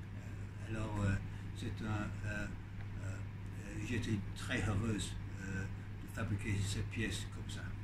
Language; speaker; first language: French; non-native, learner; English